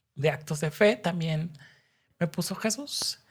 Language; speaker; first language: Spanish; native; Spanish